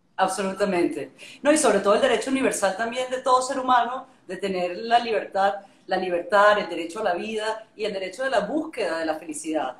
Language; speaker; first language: Spanish; native; Spanish